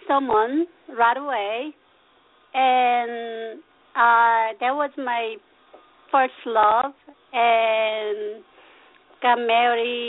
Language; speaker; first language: English; non-native, learner; Korean